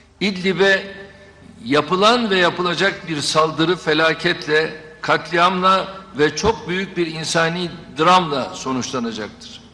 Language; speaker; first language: Turkish; native; Turkish